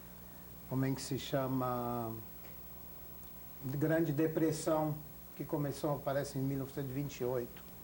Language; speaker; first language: Portuguese; non-native, fluent; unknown